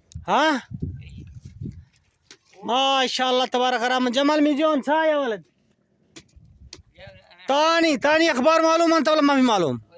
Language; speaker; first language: Arabic; non-native, learner; Saraiki